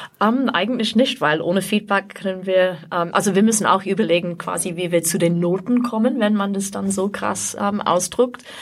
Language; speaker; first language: German; non-native, fluent; English